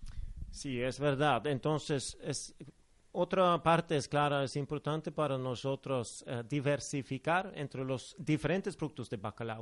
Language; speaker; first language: Spanish; non-native, fluent; Norwegian